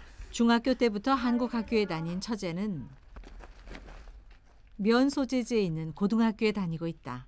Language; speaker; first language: Korean; native; Korean